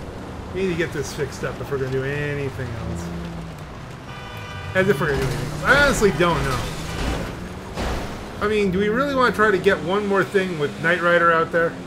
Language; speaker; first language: English; native; English